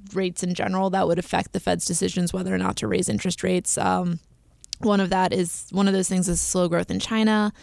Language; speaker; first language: English; native; English